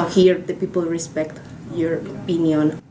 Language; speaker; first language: English; non-native, learner; Spanish